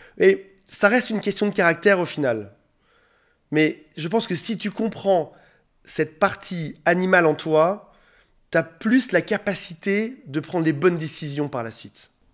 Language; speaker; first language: French; native; French